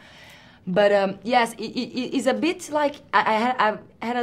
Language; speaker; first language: English; non-native, fluent; Portuguese